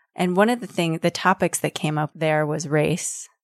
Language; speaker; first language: English; native; English